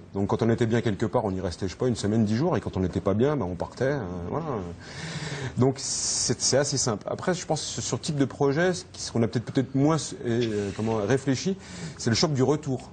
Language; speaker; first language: French; native; French